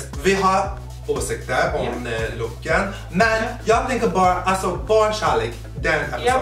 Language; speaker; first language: Swedish; non-native, fluent; English